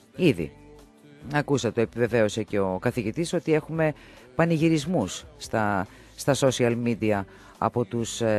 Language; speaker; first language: Greek; native; Greek